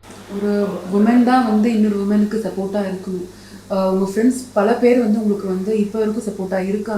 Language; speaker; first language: Tamil; native; Tamil